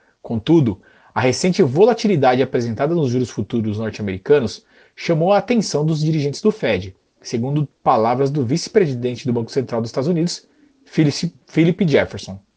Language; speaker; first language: Portuguese; native; Portuguese